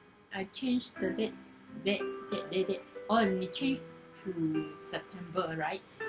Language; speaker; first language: English; non-native, local second language; Chinese